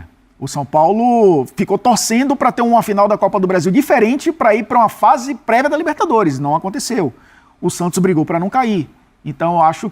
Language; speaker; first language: Portuguese; native; Portuguese